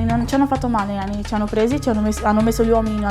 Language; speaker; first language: Italian; early bilingual, other home language; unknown